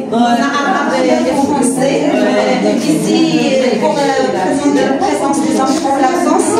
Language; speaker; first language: French; non-native, local second language; Arabic